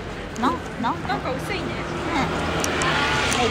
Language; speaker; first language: Japanese; native; Japanese